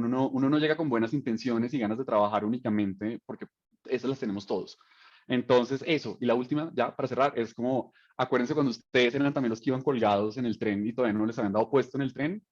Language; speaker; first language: Spanish; native; Spanish